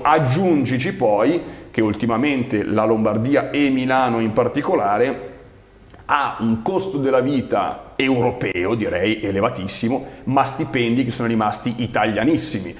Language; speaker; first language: Italian; native; Italian